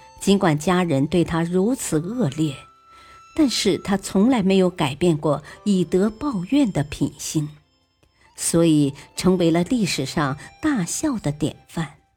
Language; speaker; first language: Chinese; native; Chinese